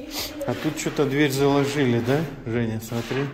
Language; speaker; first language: Russian; native; Russian